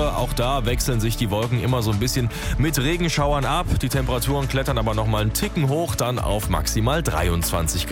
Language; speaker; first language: German; native; German